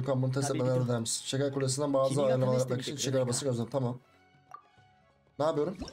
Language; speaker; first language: Turkish; native; Turkish